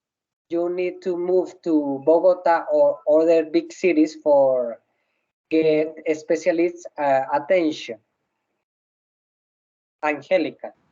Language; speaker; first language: English; non-native, learner; Spanish